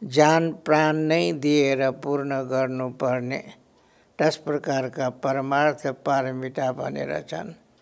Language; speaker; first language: Nepali; non-native, local second language; Newari